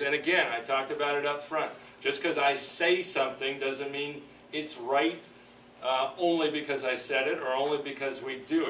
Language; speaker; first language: English; native; English